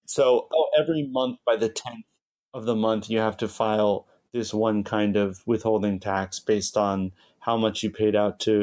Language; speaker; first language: English; native; English